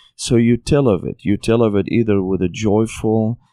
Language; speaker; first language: English; non-native, fluent; Arabic